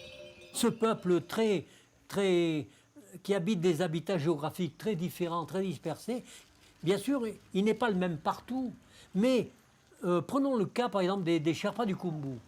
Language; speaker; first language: French; native; French